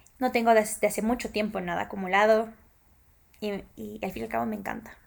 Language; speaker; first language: Spanish; native; Spanish